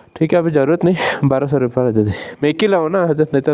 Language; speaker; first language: Hindi; non-native, local second language; Telugu